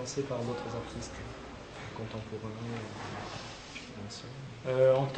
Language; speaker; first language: French; native; French